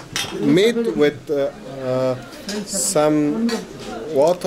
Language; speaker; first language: English; non-native, learner; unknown